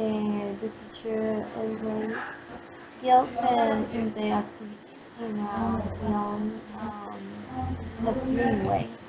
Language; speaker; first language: English; non-native, learner; Spanish